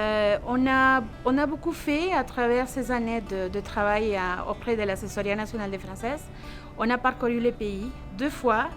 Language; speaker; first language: French; non-native, local second language; Spanish